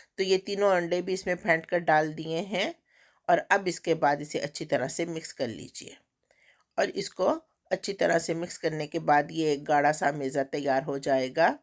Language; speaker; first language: Urdu; native; Urdu